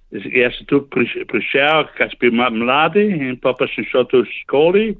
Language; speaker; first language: Slovenian; early bilingual, heritage; Slovenian